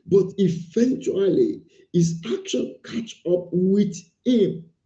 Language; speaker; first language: English; non-native, local second language; Yoruba